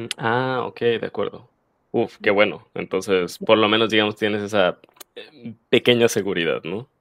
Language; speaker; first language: Spanish; native; Spanish